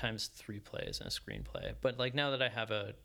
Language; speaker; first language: English; native; English